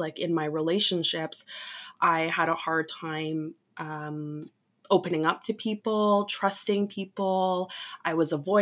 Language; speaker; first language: English; native; English